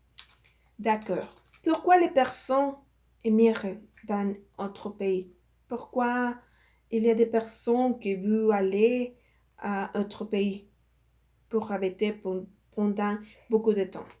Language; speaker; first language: French; non-native, learner; Spanish